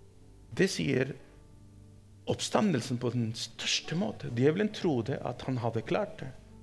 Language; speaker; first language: Norwegian; non-native, fluent; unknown